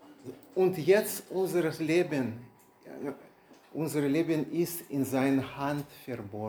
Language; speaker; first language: German; non-native, learner; Russian